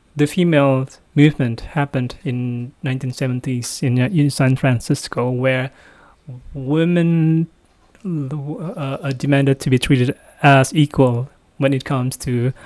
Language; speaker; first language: English; non-native, fluent; Indonesian